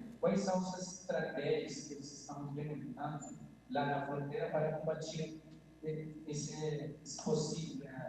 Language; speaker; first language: Portuguese; non-native, fluent; Spanish